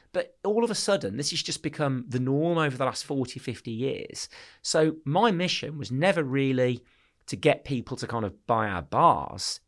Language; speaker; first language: English; native; English